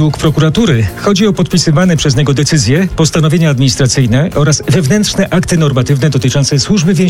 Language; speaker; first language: Polish; native; Polish